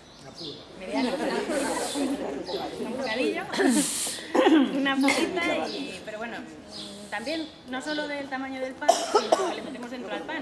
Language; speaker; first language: Spanish; native; Spanish